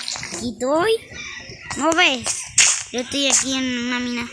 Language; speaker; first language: Spanish; native; Spanish